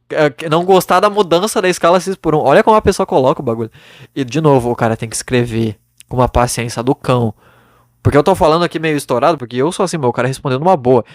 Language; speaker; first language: Portuguese; native; Portuguese